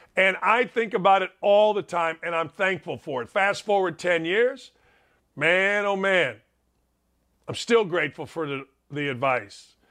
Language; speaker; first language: English; early bilingual, other home language; Serbian